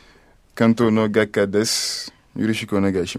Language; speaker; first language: Japanese; non-native, learner; French